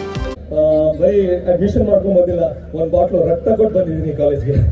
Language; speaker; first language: Kannada; native; Kannada